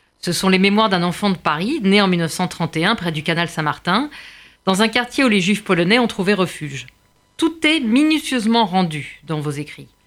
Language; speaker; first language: French; native; French